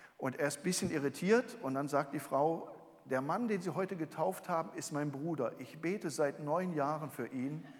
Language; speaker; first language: German; native; German